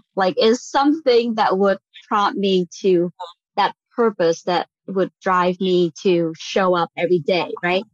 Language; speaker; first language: English; non-native, fluent; Vietnamese